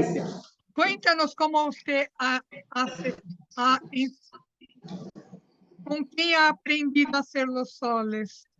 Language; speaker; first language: Spanish; non-native, fluent; Portuguese